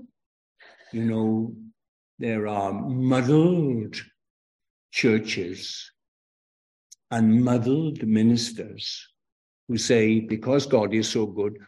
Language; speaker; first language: English; native; English